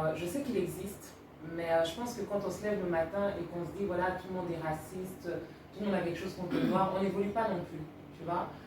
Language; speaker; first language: French; early bilingual, other home language; Lingala